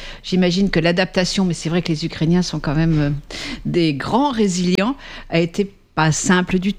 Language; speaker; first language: French; native; French